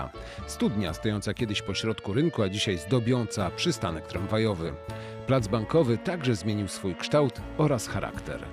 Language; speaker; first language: Polish; native; Polish